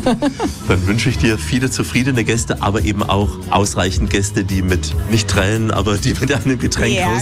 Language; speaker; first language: German; native; German